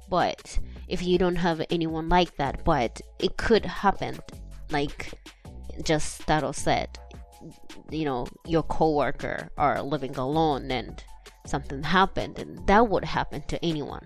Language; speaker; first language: English; non-native, fluent; Japanese